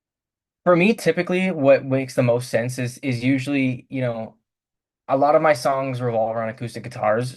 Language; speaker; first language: English; native; English